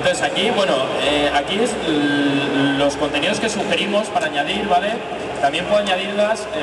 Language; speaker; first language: Spanish; native; Spanish